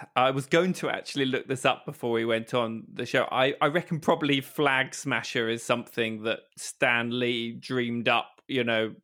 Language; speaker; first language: English; native; English